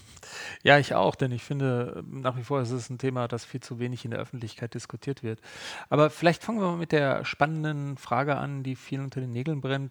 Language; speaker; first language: German; native; German